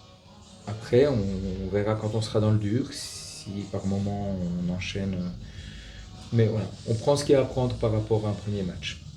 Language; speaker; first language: French; native; French